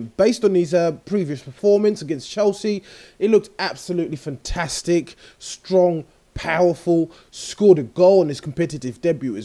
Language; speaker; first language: English; native; English